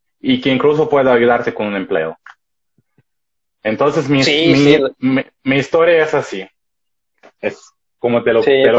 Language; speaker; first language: Spanish; non-native, fluent; Russian